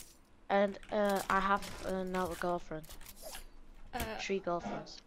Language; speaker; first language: English; non-native, learner; German